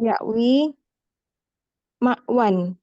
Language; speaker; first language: Arabic; non-native, learner; Indonesian